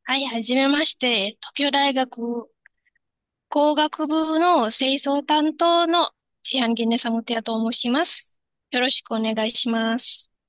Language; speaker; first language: Japanese; non-native, fluent; Indonesian